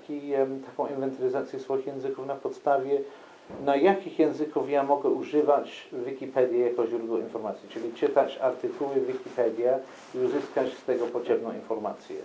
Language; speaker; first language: Polish; non-native, fluent; English